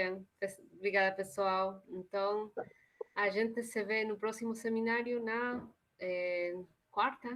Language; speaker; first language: Portuguese; non-native, fluent; Spanish